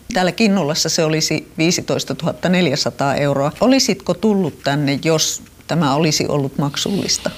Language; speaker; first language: Finnish; native; Finnish